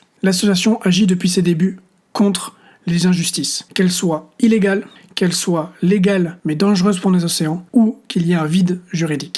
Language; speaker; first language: French; native; French